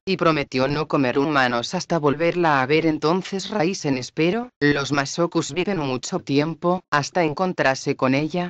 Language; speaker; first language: Spanish; native; Spanish